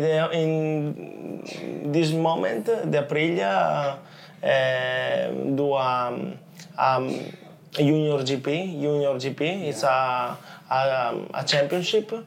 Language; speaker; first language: English; non-native, learner; Italian